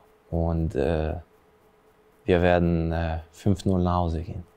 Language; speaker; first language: German; early bilingual, other home language; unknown